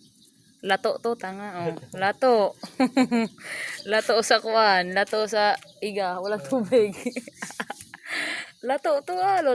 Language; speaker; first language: Filipino; non-native, local second language; Cebuano